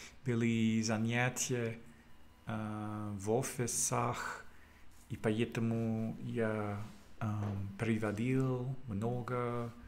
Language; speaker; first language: Russian; non-native, learner; English